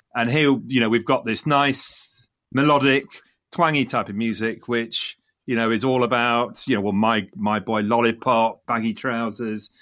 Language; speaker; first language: English; native; English